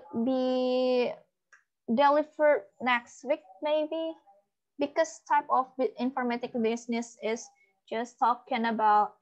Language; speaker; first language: English; non-native, learner; Indonesian